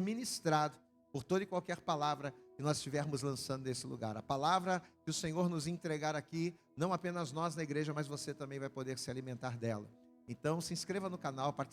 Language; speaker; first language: Portuguese; native; Portuguese